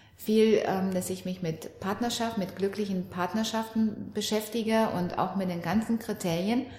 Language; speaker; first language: German; early bilingual, other home language; Romanian